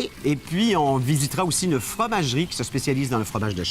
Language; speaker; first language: French; native; French